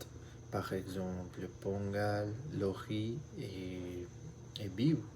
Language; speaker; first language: French; non-native, learner; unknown